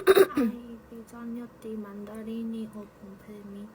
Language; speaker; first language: Italian; non-native, learner; Korean